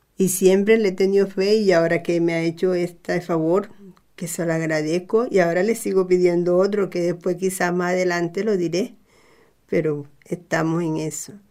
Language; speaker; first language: Spanish; native; Spanish